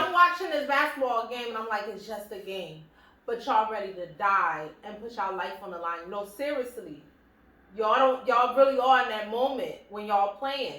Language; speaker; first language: English; native; English